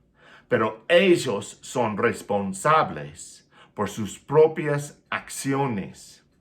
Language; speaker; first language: Spanish; non-native, fluent; English